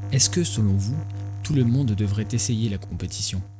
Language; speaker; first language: French; native; French